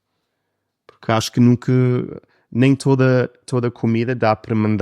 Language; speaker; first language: Portuguese; non-native, fluent; English